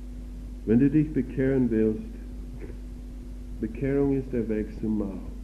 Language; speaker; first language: German; non-native, fluent; English